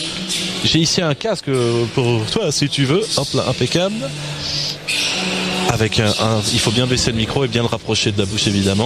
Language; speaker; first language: French; native; French